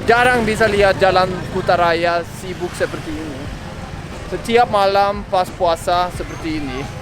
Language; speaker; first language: Indonesian; non-native, learner; Norwegian